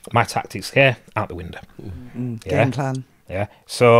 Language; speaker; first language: English; native; English